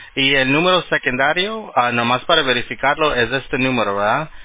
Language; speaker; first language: Spanish; early bilingual, heritage; Spanish